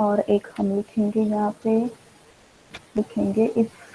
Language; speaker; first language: Hindi; non-native, local second language; Gujarati